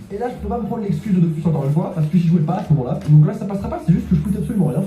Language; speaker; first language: French; native; French